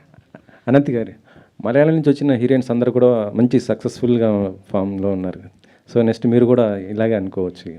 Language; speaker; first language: Telugu; native; Telugu